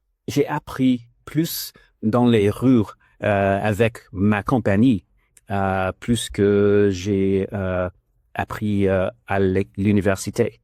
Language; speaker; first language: French; non-native, learner; English